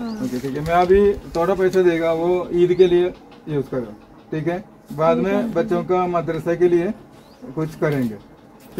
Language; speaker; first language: Hindi; non-native, local second language; Malayalam